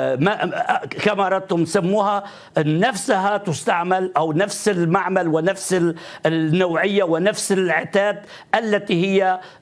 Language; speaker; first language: Arabic; non-native, fluent; Turkish